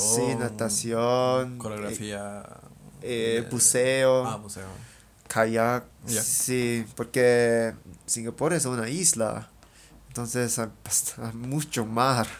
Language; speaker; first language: Spanish; non-native, learner; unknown